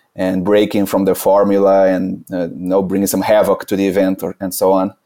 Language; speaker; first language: English; non-native, fluent; Portuguese